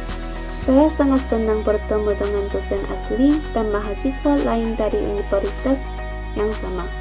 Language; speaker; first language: Indonesian; non-native, fluent; Korean